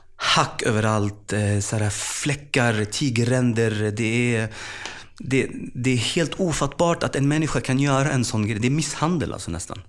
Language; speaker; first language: Swedish; early bilingual, other home language; Arabic